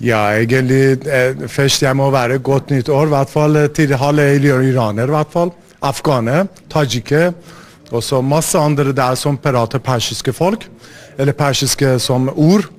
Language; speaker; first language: Norwegian; non-native, learner; Persian